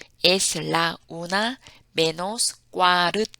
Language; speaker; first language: Spanish; non-native, fluent; Korean